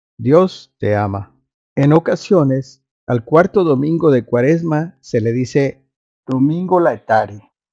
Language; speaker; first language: Spanish; non-native, fluent; English